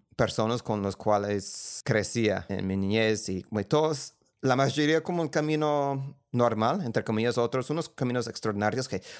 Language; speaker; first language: Spanish; non-native, fluent; English